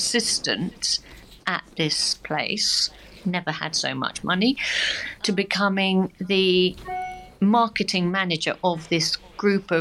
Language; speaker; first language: English; native; English